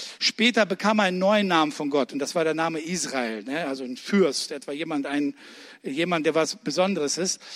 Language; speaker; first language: German; early bilingual, other home language; Russian